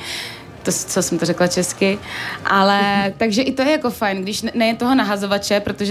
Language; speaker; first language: Czech; native; Czech